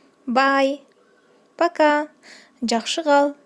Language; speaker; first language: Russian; non-native, local second language; Kyrgyz